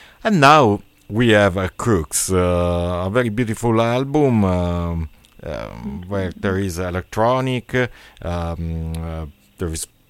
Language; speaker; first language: English; non-native, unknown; Italian